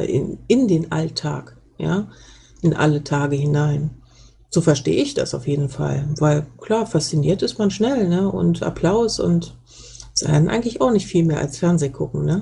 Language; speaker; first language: German; native; German